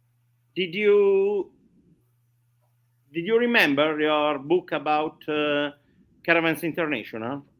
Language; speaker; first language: English; non-native, learner; Italian